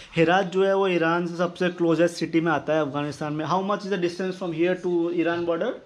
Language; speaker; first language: Hindi; native; Hindi